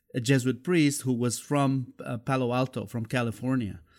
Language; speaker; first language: English; non-native, fluent; Spanish